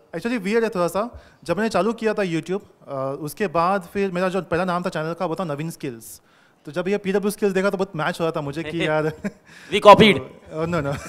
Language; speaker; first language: Hindi; non-native, local second language; Telugu